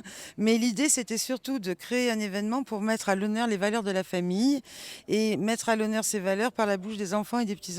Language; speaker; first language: French; native; French